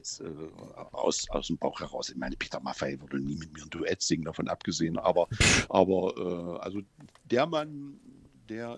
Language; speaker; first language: German; native; German